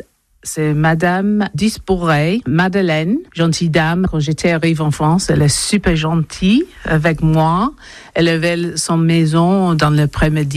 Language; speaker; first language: French; non-native, learner; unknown